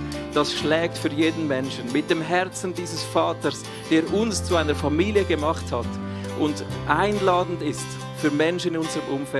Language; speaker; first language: German; native; German